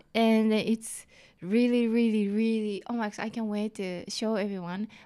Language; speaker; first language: English; non-native, fluent; Japanese